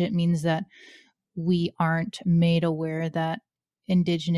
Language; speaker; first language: English; native; English